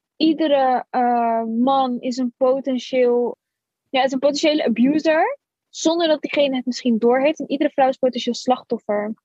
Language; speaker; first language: Dutch; early bilingual, other home language; Arabic